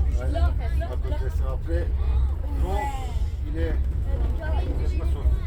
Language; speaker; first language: French; non-native, learner; Turkish